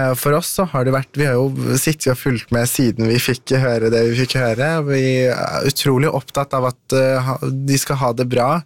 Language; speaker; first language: Norwegian; early bilingual, other home language; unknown